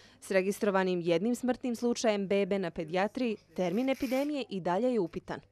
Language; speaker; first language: Croatian; native; Croatian